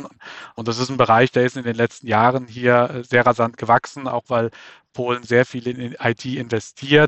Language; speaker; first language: German; native; German